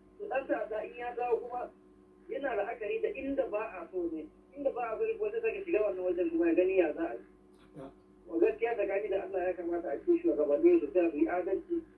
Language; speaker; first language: Hausa; non-native, local second language; Fula